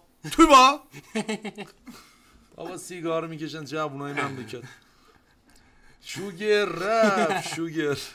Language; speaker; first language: Turkish; non-native, learner; Azerbaijani